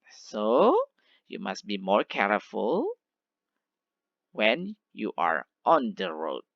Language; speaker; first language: English; non-native, learner; Indonesian